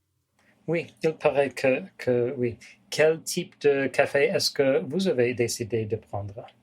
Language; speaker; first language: French; non-native, fluent; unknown